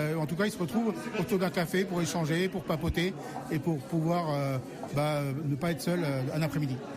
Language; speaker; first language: French; native; French